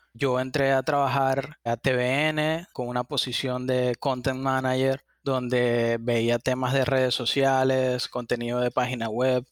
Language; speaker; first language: Spanish; native; Spanish